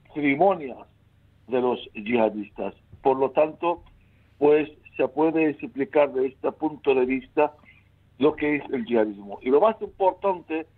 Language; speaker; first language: Spanish; non-native, fluent; Arabic